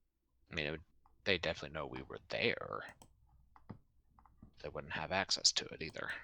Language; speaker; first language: English; native; English